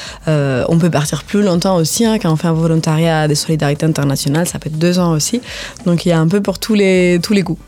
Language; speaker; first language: French; non-native, fluent; Spanish